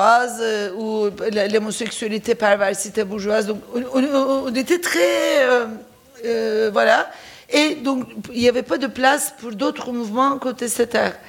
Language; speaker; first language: French; non-native, fluent; Turkish